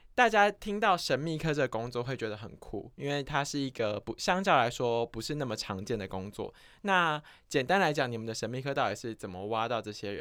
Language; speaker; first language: Chinese; native; Chinese